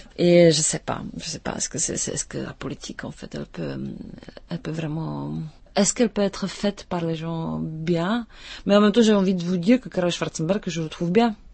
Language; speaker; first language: French; non-native, fluent; Czech